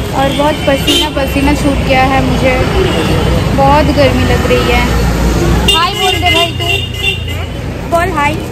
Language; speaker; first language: Hindi; non-native, local second language; Bangla